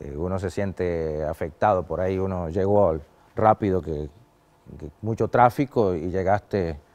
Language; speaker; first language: Spanish; native; Spanish